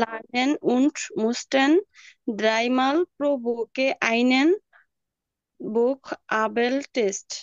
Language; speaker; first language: German; non-native, learner; Bangla